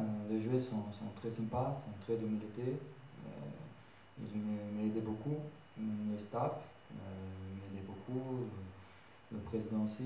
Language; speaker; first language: French; non-native, learner; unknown